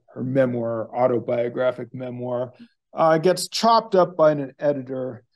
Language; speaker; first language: English; native; English